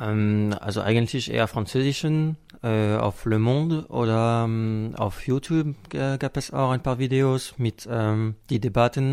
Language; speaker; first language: German; non-native, fluent; French